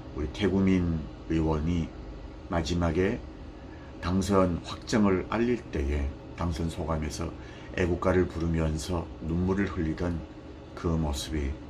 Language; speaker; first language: Korean; native; Korean